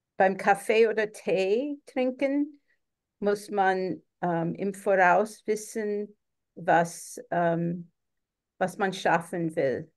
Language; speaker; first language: German; non-native, fluent; English